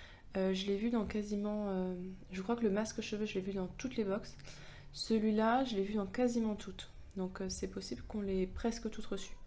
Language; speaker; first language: French; native; French